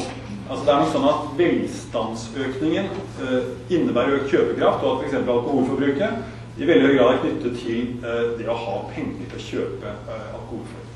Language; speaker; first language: Norwegian; native; Norwegian